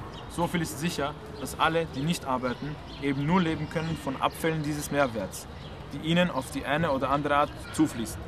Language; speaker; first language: German; native; German